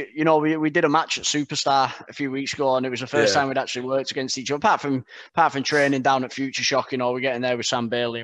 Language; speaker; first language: English; native; English